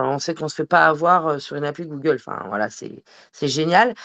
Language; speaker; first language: French; native; French